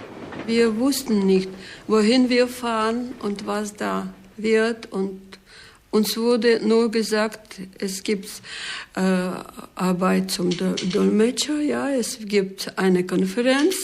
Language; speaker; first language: German; non-native, fluent; Slovak